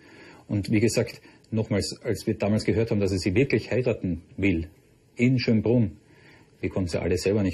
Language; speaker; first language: German; native; German